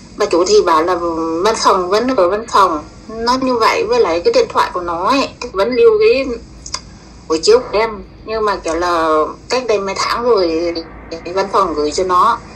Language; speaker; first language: Vietnamese; non-native, local second language; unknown